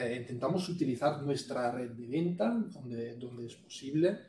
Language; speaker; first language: Spanish; non-native, fluent; Italian